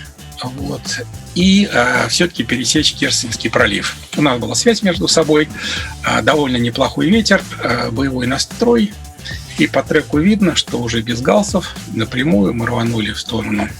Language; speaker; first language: Russian; native; Russian